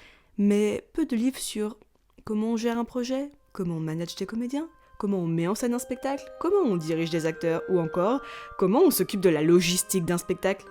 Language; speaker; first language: French; native; French